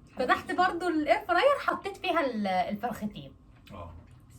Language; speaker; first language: Arabic; native; Arabic